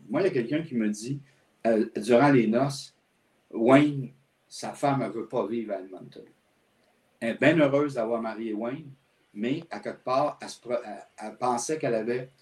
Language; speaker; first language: French; native; French